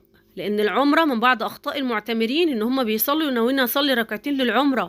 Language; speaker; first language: Arabic; native; Arabic